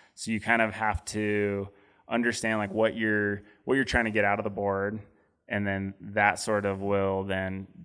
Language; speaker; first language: English; native; English